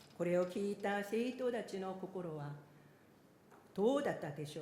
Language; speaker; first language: Japanese; non-native, fluent; Korean